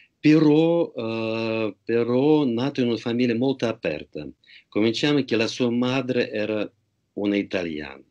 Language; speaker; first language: Italian; non-native, fluent; Russian